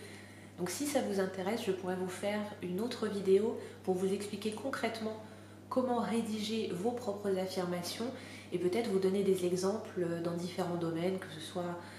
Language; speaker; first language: French; native; French